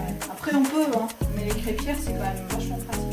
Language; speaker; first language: French; native; French